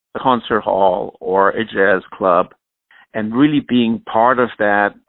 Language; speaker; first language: English; non-native, fluent; German